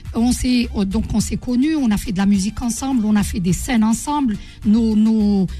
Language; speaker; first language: French; non-native, local second language; Arabic